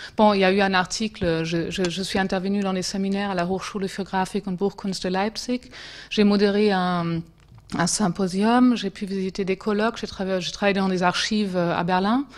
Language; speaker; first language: French; non-native, fluent; German